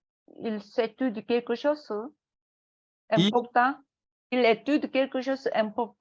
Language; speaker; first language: French; non-native, learner; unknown